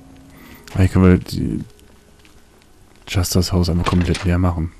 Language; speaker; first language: German; native; German